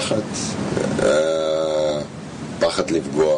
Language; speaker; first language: Hebrew; non-native, fluent; Russian